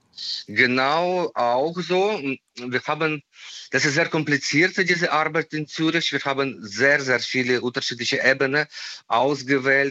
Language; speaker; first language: German; non-native, fluent; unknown